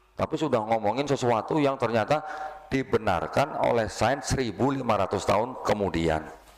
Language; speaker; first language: Indonesian; native; Indonesian